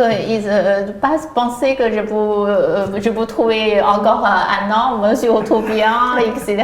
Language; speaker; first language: French; non-native, learner; Chinese